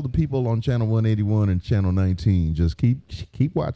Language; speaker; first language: English; native; English